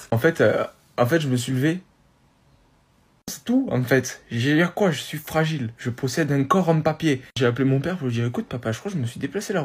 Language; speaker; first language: French; native; French